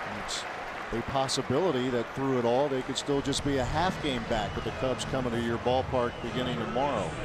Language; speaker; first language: English; native; English